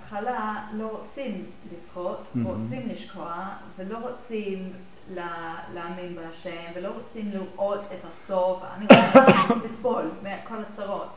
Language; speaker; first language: Hebrew; non-native, learner; English